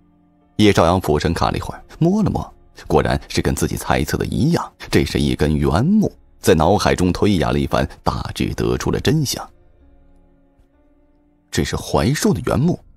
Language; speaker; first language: Chinese; native; Chinese